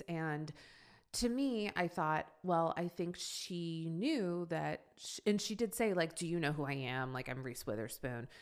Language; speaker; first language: English; native; English